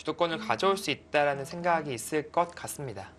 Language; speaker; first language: Korean; native; Korean